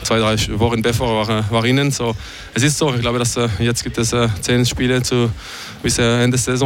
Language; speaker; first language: German; non-native, local second language; French